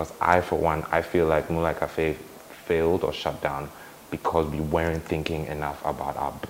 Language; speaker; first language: English; non-native, local second language; Akan